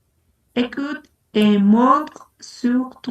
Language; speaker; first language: French; non-native, learner; Spanish